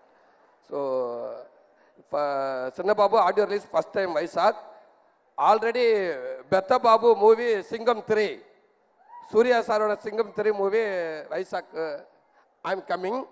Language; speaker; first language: Telugu; non-native, learner; Tamil